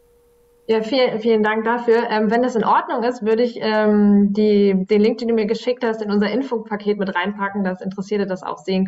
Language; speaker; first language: German; native; German